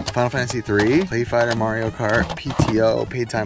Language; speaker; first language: English; native; English